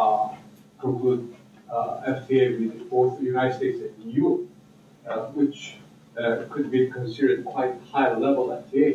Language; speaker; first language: English; non-native, fluent; Korean